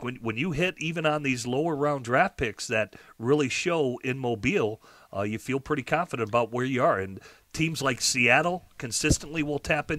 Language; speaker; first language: English; native; English